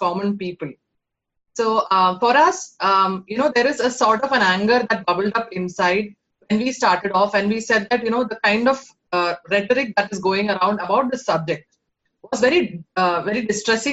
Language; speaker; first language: English; non-native, local second language; Malayalam